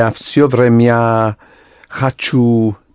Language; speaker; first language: Russian; non-native, learner; English